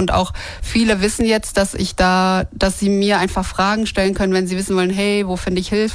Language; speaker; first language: German; native; German